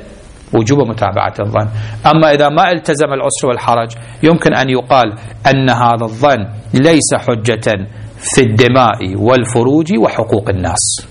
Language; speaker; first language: Arabic; native; Arabic